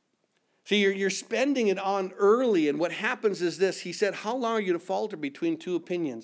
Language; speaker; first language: English; native; English